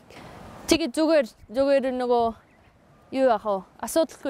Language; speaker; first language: Mongolian; non-native, fluent; English